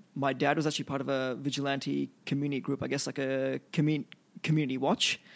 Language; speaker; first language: English; early bilingual, other home language; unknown